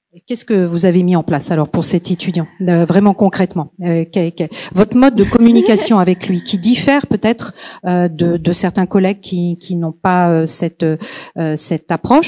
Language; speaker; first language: French; native; French